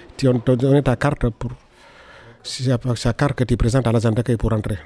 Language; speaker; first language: French; non-native, local second language; Fula